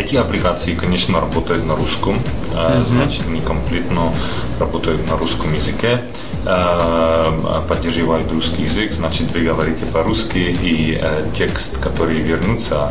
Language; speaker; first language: Russian; non-native, fluent; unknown